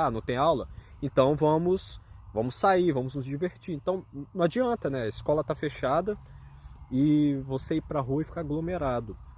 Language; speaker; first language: Portuguese; native; Portuguese